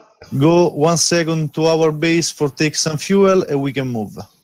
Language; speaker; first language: English; non-native, learner; Italian